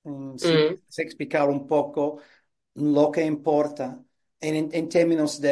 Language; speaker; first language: Spanish; non-native, fluent; English